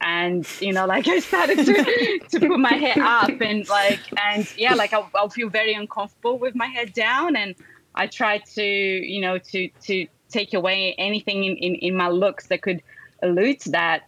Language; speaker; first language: English; non-native, fluent; Portuguese